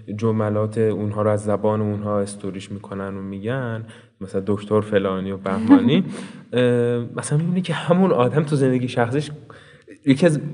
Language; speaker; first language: Persian; native; Persian